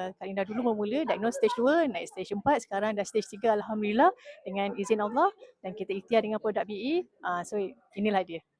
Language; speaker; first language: Malay; native; Malay